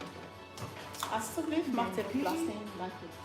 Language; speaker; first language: Dutch; non-native, fluent; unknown